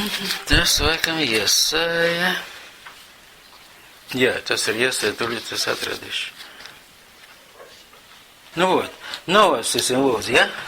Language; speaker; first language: Latvian; non-native, local second language; Russian